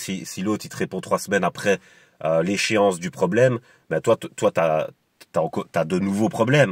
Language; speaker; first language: French; native; French